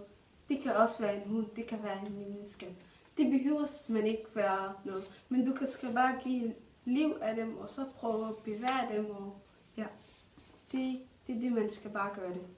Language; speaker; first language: Danish; non-native, fluent; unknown